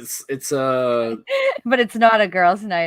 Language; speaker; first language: English; native; English